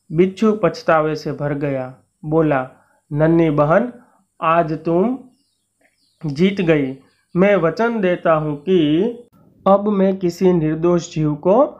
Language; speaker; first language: Hindi; non-native, local second language; Gujarati